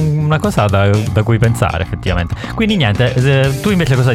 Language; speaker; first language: Italian; native; Italian